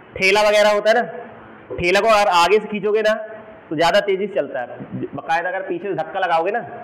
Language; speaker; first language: Hindi; native; Hindi